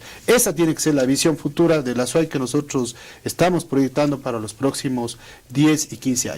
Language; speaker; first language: Spanish; native; Spanish